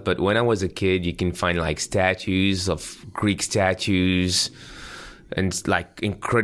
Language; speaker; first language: English; non-native, fluent; French